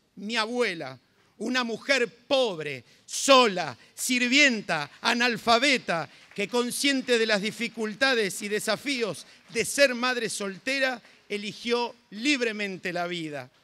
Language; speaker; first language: Spanish; native; Spanish